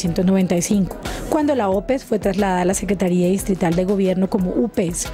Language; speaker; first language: Spanish; native; Spanish